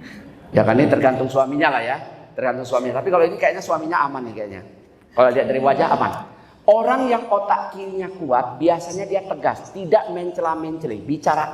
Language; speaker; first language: Indonesian; native; Indonesian